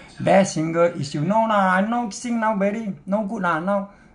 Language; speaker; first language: English; non-native, local second language; Chinese